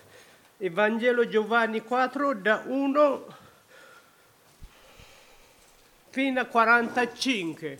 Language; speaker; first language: Italian; non-native, learner; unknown